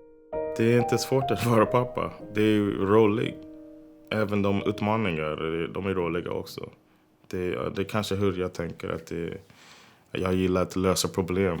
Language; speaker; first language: Swedish; non-native, fluent; English